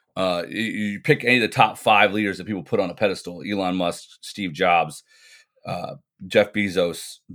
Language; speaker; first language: English; native; English